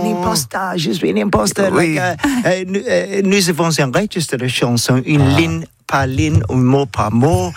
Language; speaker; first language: French; non-native, learner; English